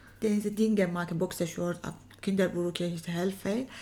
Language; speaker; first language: Dutch; non-native, learner; Persian